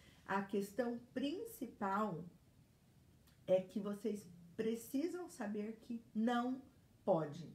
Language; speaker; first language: Portuguese; native; Portuguese